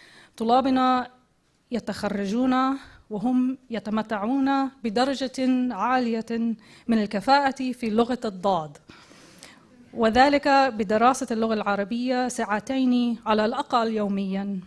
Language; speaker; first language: Arabic; non-native, fluent; English